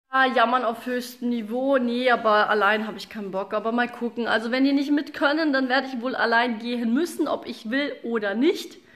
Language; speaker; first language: German; early bilingual, other home language; Russian